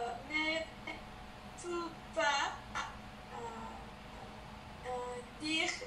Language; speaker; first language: French; non-native, learner; Spanish